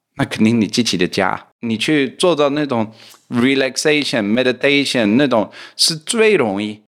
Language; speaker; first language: Chinese; non-native, fluent; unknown